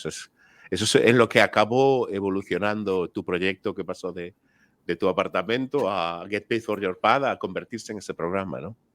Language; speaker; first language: Spanish; native; Spanish